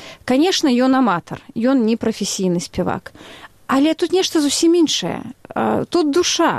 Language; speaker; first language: Belarusian; native; Belarusian